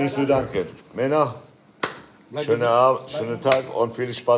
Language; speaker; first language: German; non-native, learner; Kurdish